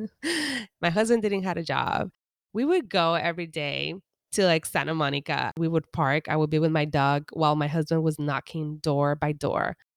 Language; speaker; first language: English; non-native, fluent; Spanish